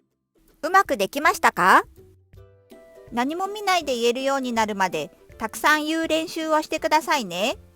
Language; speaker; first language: Japanese; non-native, fluent; Korean